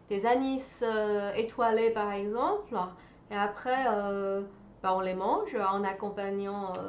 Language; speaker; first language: French; non-native, fluent; Chinese